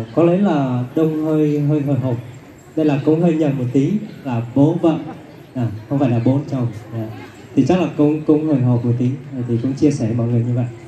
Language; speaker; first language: Vietnamese; non-native, local second language; Hmong